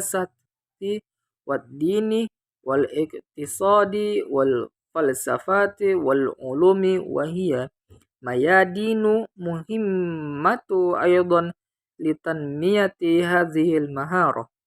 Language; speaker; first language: Arabic; non-native, learner; Indonesian